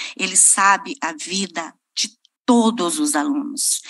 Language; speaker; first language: Portuguese; native; Portuguese